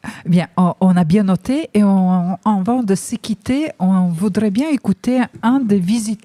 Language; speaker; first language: French; native; French